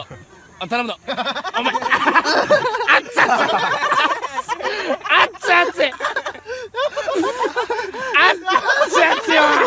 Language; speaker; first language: Japanese; native; Japanese